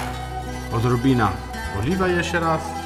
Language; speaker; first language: Polish; non-native, learner; Italian